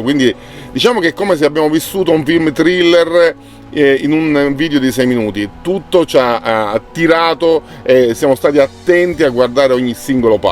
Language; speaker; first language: Italian; native; Italian